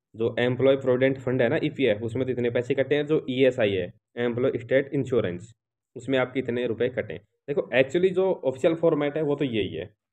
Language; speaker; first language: Hindi; native; Hindi